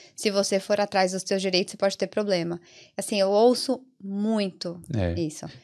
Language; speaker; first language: Portuguese; early bilingual, other home language; Italian